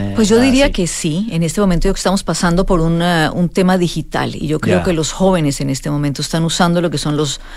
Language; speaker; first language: Spanish; native; Spanish